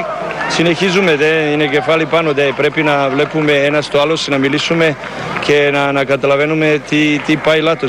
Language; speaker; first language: Greek; non-native, learner; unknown